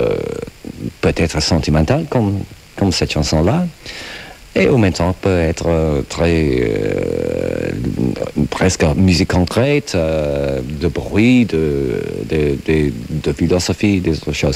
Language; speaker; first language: French; non-native, fluent; English